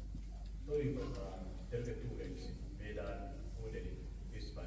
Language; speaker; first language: Finnish; non-native, fluent; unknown